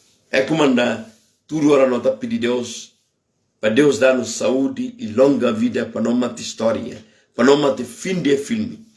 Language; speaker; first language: Portuguese; non-native, local second language; Upper Guinea Crioulo